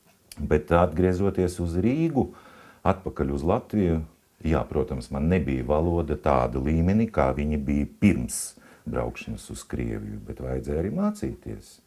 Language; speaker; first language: Latvian; non-native, local second language; Russian